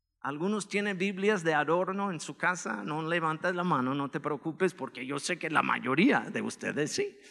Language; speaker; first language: Spanish; non-native, fluent; English